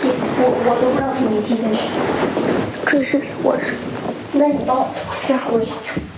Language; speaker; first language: Chinese; native; Chinese